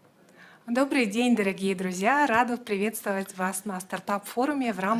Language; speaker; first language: Russian; native; Russian